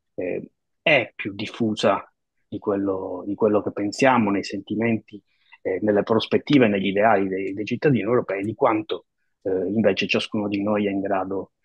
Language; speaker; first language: Italian; native; Italian